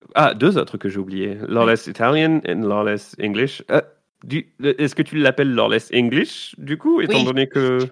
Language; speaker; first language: English; non-native, fluent; French